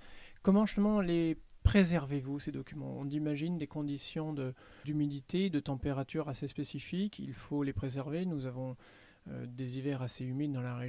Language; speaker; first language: French; native; French